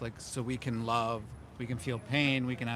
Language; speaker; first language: English; native; English